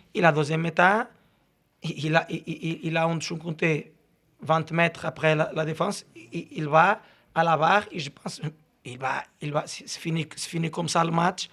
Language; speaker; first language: French; non-native, learner; Portuguese